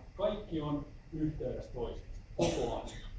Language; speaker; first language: Finnish; native; Finnish